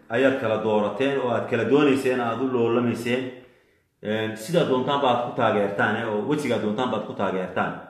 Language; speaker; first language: Somali; native; Somali